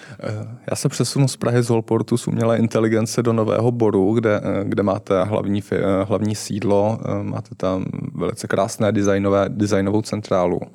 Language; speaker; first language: Czech; native; Czech